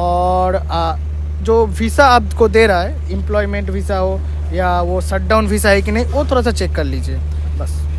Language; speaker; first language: Hindi; non-native, local second language; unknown